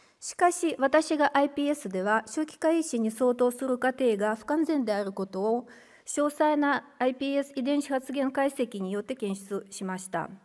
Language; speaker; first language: Japanese; non-native, fluent; Russian